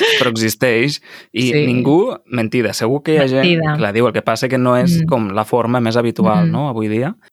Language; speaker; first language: Catalan; native; Catalan